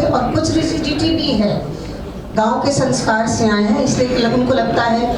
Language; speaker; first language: Hindi; non-native, local second language; Bangla